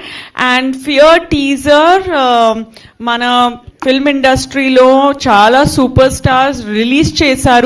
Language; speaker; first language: Telugu; non-native, fluent; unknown